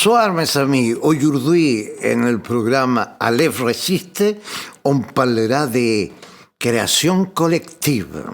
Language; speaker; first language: French; non-native, fluent; Spanish